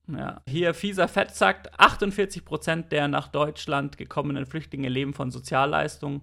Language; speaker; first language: German; native; German